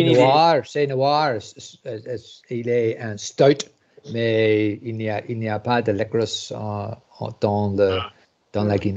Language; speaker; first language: French; non-native, learner; English